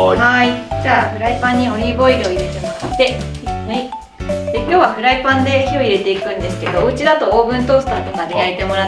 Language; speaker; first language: Japanese; native; Japanese